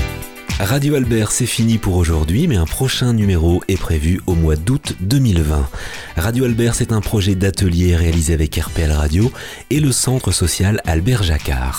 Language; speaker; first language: French; native; French